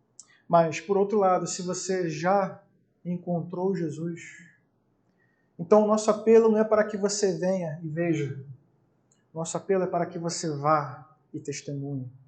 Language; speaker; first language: Portuguese; native; Portuguese